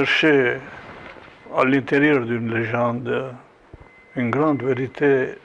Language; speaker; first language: French; non-native, fluent; Albanian